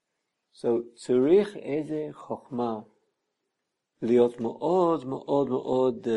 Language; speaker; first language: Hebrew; non-native, fluent; English